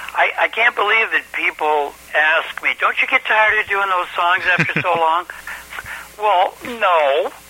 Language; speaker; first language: English; native; English